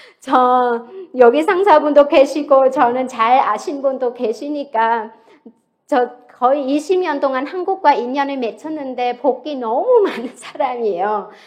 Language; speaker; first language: Korean; non-native, fluent; Vietnamese